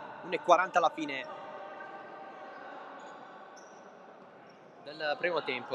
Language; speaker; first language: Italian; native; Italian